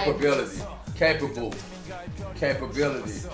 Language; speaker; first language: English; non-native, learner; Korean